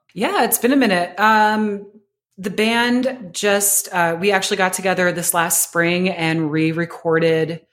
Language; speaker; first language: English; native; English